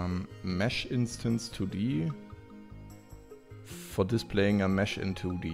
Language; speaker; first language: English; non-native, fluent; German